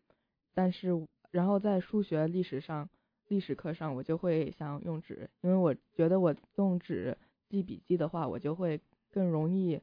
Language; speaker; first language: Chinese; early bilingual, heritage; Chinese